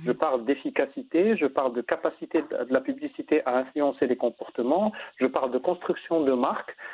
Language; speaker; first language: French; non-native, local second language; Arabic